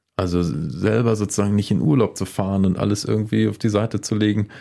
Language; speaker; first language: German; native; German